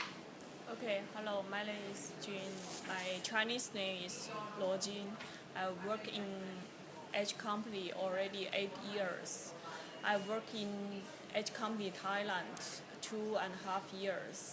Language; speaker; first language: English; non-native, learner; Chinese